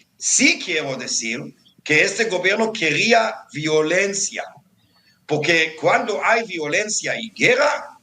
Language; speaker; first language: Spanish; non-native, fluent; Hebrew